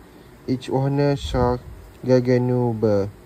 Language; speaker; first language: German; non-native, learner; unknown